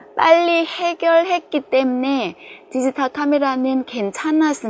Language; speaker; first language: Korean; non-native, fluent; Vietnamese